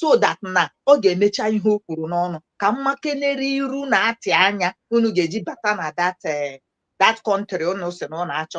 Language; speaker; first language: Igbo; native; Igbo